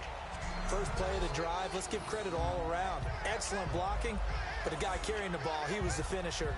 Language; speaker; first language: English; native; English